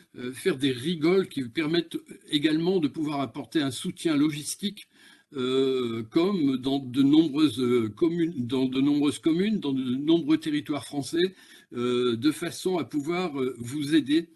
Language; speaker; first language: French; native; French